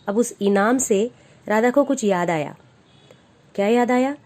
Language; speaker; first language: Hindi; non-native, local second language; Marathi